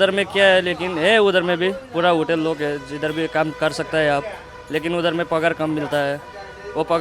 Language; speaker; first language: Hindi; non-native, local second language; Nepali